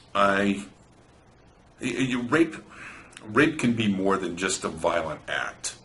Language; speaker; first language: English; native; English